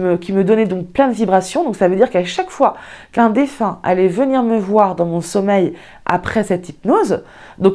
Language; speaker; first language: French; native; French